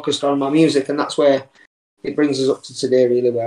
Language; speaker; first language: English; native; English